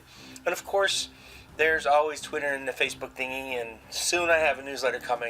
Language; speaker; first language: English; native; English